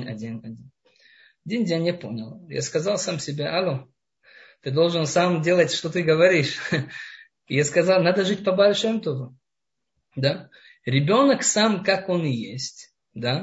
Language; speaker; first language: Russian; non-native, fluent; Hebrew